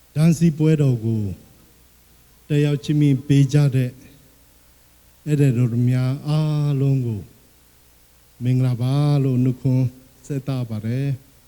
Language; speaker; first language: Burmese; non-native, local second language; Akha